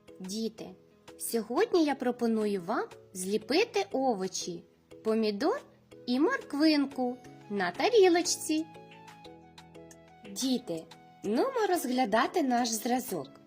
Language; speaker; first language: Ukrainian; native; Ukrainian